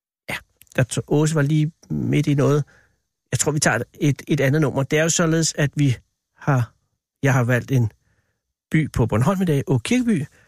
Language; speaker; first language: Danish; native; Danish